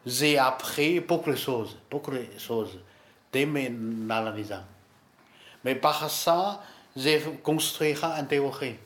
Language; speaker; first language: French; non-native, learner; Chinese